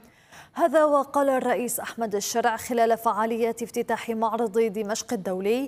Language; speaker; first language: Arabic; native; Arabic